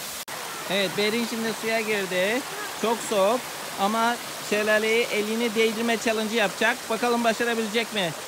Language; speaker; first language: Turkish; native; Turkish